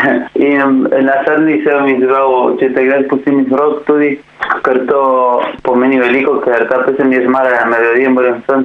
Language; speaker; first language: Slovenian; non-native, learner; Spanish